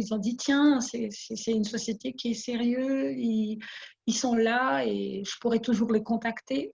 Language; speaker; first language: French; non-native, local second language; Malagasy